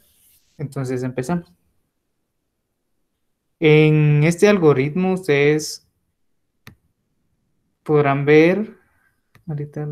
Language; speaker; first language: Spanish; native; Spanish